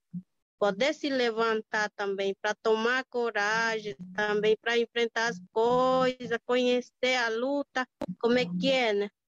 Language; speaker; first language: Portuguese; non-native, local second language; Guarani